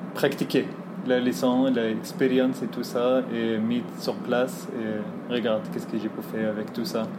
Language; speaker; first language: French; non-native, fluent; Arabic